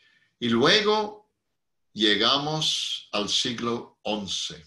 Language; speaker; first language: Spanish; non-native, fluent; English